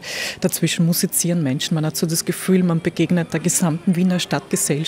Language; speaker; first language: German; native; German